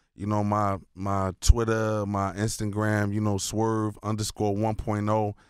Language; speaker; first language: English; native; English